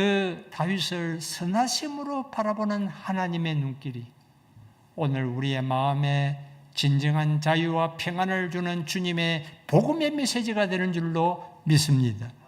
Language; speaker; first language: Korean; native; Korean